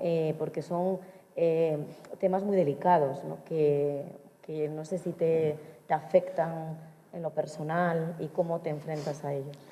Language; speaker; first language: Spanish; native; Spanish